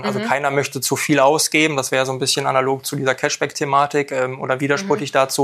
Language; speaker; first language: German; native; German